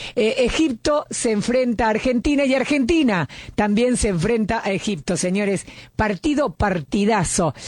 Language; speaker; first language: Spanish; native; Spanish